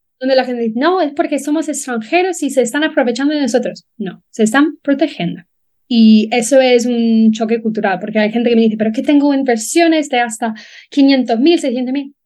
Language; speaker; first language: Spanish; non-native, fluent; English